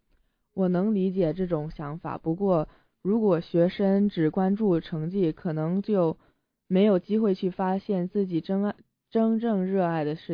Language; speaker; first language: Chinese; early bilingual, heritage; Chinese